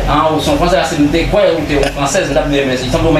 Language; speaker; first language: French; non-native, learner; Haitian Creole